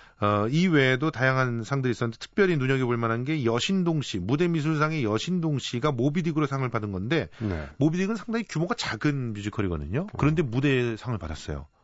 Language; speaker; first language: Korean; native; Korean